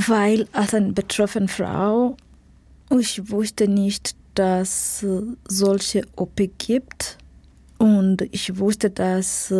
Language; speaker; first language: German; non-native, fluent; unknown